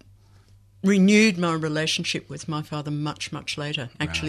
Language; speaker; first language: English; native; English